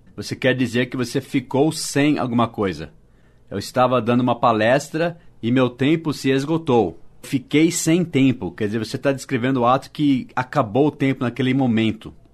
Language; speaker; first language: Portuguese; non-native, fluent; English